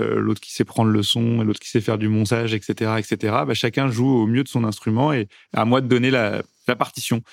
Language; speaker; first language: French; native; French